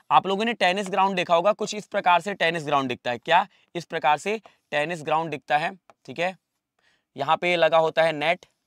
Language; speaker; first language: Hindi; native; Hindi